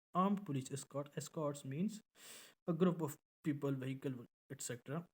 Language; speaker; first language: English; non-native, local second language; Urdu